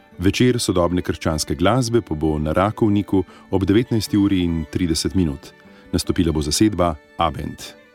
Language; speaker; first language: Slovenian; native; Slovenian